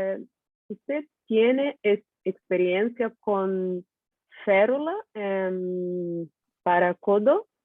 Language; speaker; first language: Spanish; non-native, learner; Portuguese